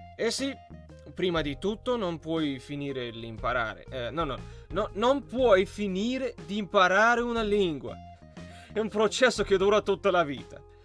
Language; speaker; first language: Italian; non-native, learner; Russian